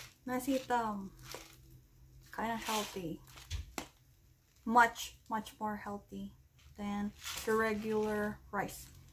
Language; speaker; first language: English; non-native, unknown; Indonesian